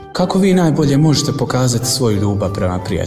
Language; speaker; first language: Croatian; native; Croatian